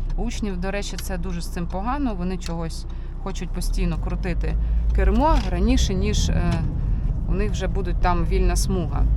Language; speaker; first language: Ukrainian; non-native, local second language; Russian